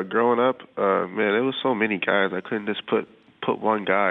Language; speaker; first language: English; native; English